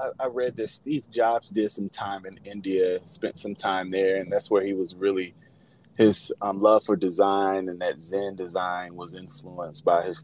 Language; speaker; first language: English; native; English